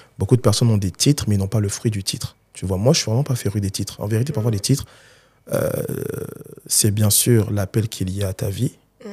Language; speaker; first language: French; early bilingual, other home language; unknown